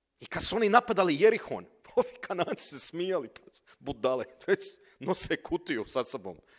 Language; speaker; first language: Croatian; early bilingual, heritage; Croatian